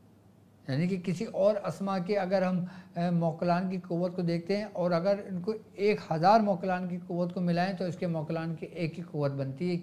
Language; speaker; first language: Urdu; native; Urdu